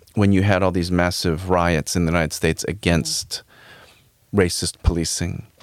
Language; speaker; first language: English; native; English